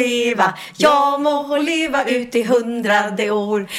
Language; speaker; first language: Swedish; native; Swedish